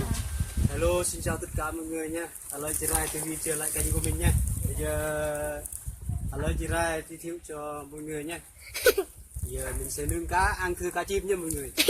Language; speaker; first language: Vietnamese; non-native, local second language; Jarai